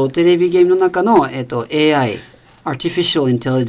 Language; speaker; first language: Japanese; non-native, fluent; French